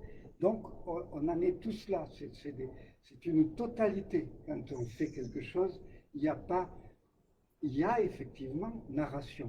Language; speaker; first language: French; native; French